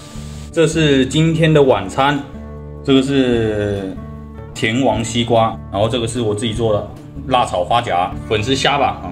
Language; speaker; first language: Chinese; native; Chinese